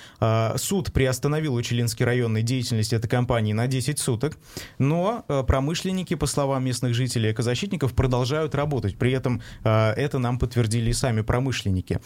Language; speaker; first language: Russian; native; Russian